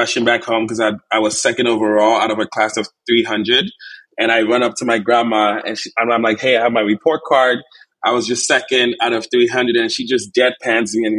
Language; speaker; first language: English; non-native, local second language; Igbo